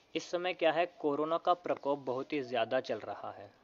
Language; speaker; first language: Hindi; native; Hindi